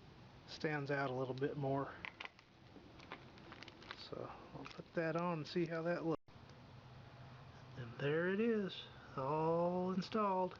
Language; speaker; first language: English; native; English